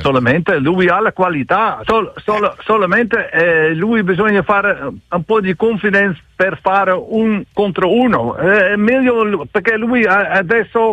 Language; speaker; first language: Italian; non-native, learner; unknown